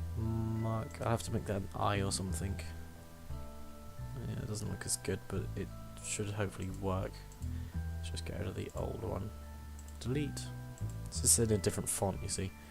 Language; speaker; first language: English; native; English